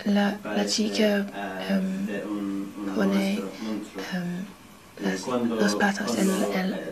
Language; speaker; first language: Spanish; non-native, learner; English